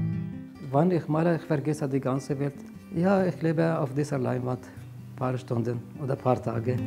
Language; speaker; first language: German; non-native, learner; Arabic